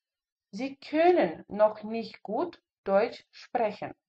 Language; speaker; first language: German; non-native, fluent; Russian